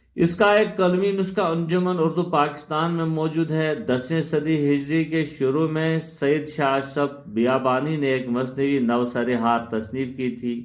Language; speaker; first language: Urdu; non-native, local second language; Kashmiri